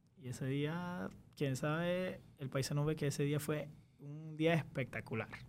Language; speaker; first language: Spanish; early bilingual, other home language; Chinese